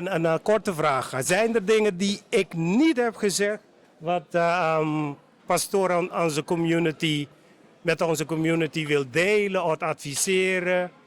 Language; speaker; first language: Dutch; non-native, local second language; Papiamento